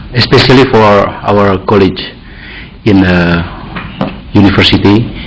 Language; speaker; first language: English; non-native, learner; Indonesian